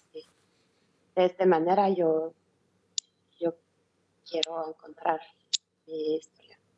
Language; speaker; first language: Spanish; non-native, learner; French